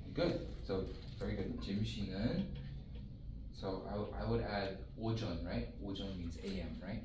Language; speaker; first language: English; early bilingual, other home language; Korean